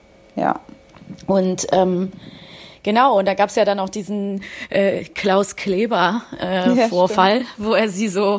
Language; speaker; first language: German; native; German